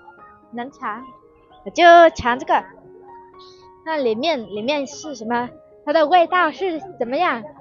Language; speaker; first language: Chinese; non-native, fluent; Vietnamese